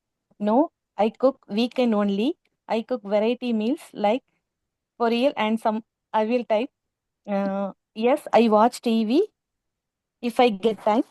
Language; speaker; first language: English; non-native, learner; Tamil